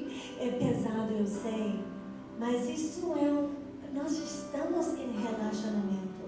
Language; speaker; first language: Portuguese; non-native, fluent; English